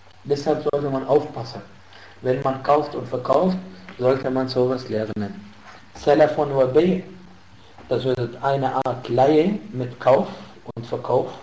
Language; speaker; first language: German; non-native, fluent; Arabic